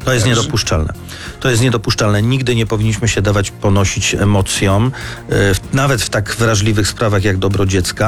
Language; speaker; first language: Polish; native; Polish